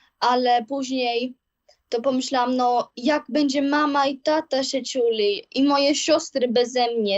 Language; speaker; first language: Polish; early bilingual, heritage; Polish